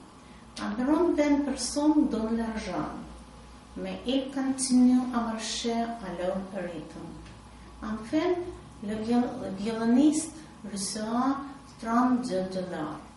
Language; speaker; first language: French; non-native, learner; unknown